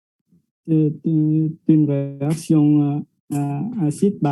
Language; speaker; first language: French; non-native, fluent; Vietnamese